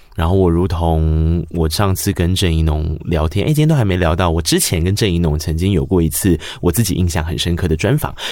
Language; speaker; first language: Chinese; native; Chinese